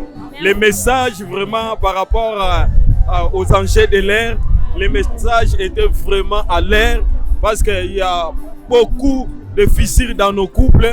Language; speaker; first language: French; non-native, local second language; Lingala